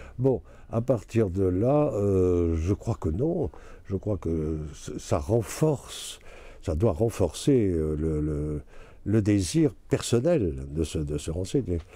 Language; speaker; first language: French; native; French